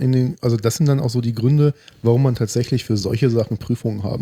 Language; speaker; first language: German; native; German